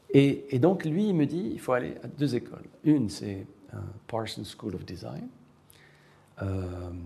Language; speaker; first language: French; non-native, local second language; Arabic